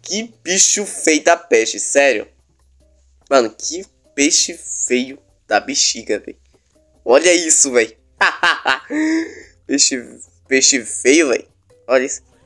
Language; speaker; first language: Portuguese; native; Portuguese